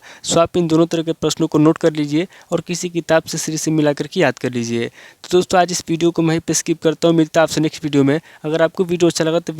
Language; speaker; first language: Hindi; native; Hindi